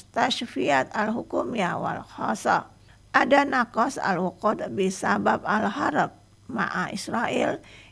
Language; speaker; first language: Arabic; non-native, fluent; Indonesian